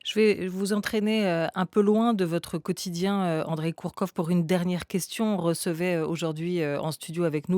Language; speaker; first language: French; native; French